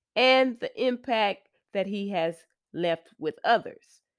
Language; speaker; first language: English; native; English